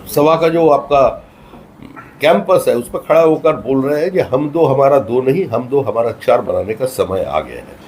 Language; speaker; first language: Hindi; non-native, local second language; Bangla